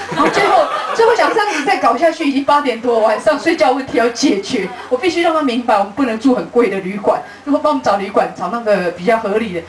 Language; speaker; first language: Chinese; native; Chinese